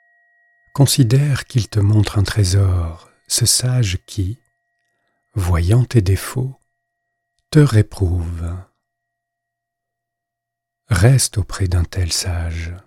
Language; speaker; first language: French; native; French